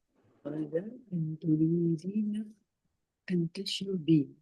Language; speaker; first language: Arabic; non-native, learner; Malay